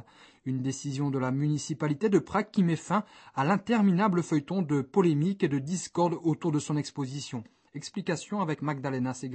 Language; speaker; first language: French; native; French